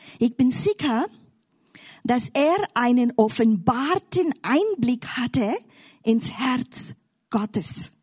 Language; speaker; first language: German; non-native, fluent; English